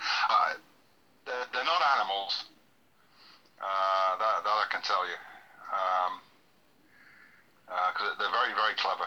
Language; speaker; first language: English; native; English